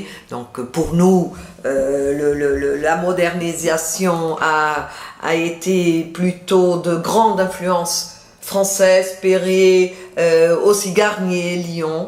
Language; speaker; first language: French; non-native, fluent; Portuguese